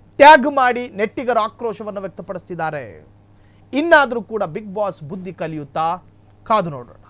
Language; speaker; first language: Kannada; native; Kannada